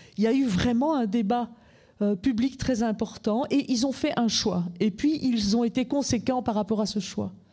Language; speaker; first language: French; native; French